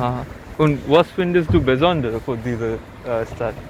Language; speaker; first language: German; non-native, learner; Bangla